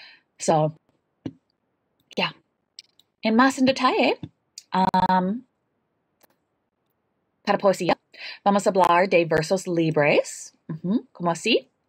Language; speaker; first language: Spanish; non-native, learner; English